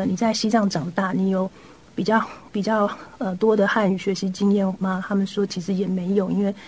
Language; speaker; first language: Chinese; native; Chinese